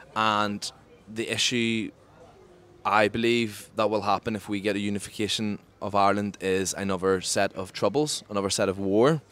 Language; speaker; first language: English; native; English